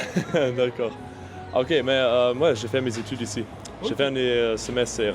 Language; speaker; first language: French; non-native, learner; German